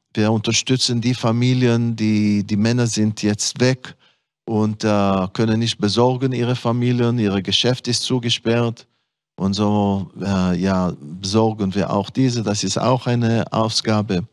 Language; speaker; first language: German; non-native, fluent; Hebrew